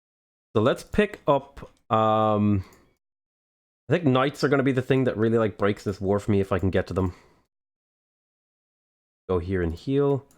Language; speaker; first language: English; native; English